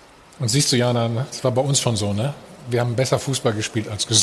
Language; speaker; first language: German; native; German